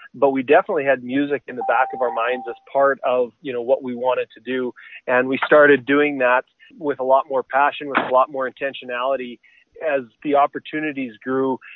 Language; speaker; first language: English; native; English